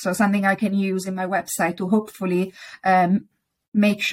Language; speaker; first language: English; non-native, fluent; Italian